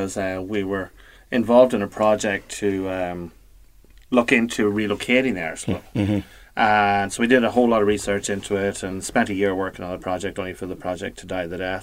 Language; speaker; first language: English; native; English